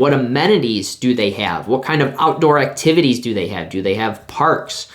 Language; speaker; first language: English; native; English